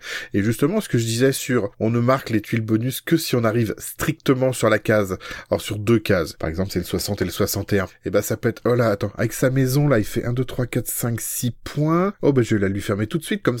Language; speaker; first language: French; native; French